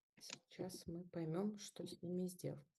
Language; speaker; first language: Russian; native; Russian